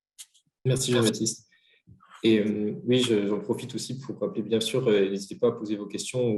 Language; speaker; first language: French; native; French